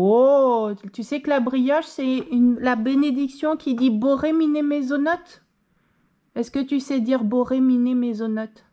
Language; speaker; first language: French; native; French